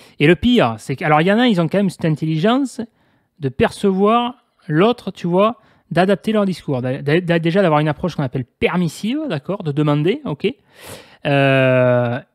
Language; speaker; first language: French; native; French